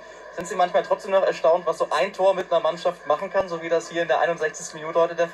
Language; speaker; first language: German; native; German